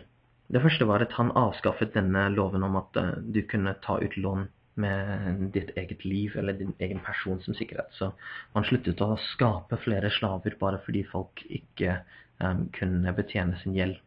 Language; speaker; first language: Norwegian; non-native, fluent; English